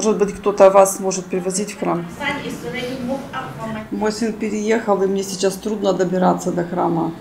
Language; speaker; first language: Russian; native; Russian